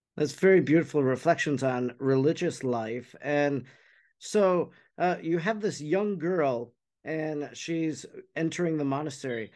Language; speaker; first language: English; native; English